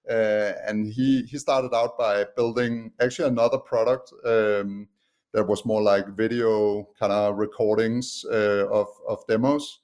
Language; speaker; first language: English; non-native, fluent; Danish